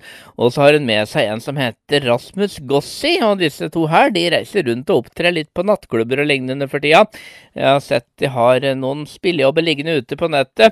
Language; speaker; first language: Norwegian; native; Norwegian